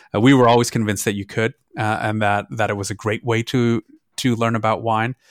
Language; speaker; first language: English; non-native, fluent; German